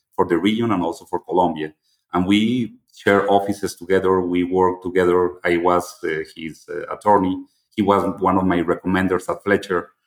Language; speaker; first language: English; non-native, fluent; Spanish